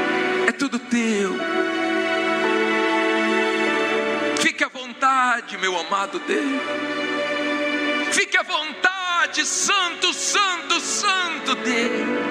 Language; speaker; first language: Portuguese; native; Portuguese